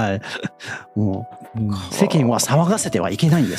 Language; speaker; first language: Japanese; native; Japanese